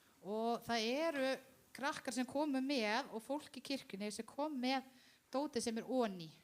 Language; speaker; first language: Icelandic; non-native, learner; Spanish